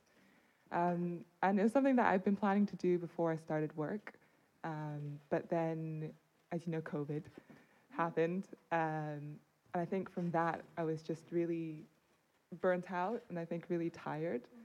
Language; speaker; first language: English; non-native, local second language; Cantonese